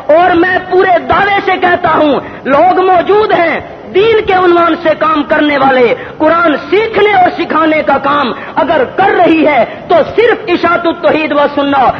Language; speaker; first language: Urdu; non-native, local second language; Punjabi